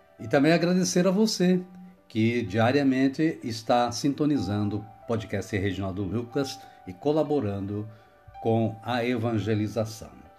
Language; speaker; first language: Portuguese; native; Portuguese